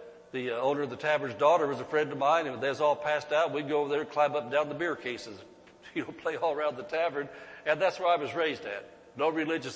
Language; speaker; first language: English; native; English